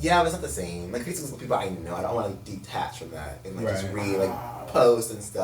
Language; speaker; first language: English; native; English